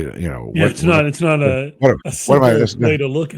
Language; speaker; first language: English; native; English